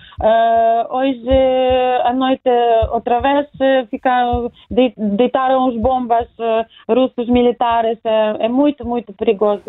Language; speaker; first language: Portuguese; non-native, learner; Ukrainian